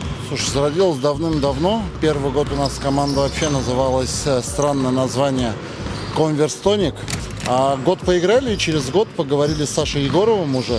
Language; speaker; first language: Russian; native; Russian